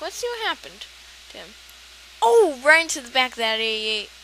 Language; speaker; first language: English; native; English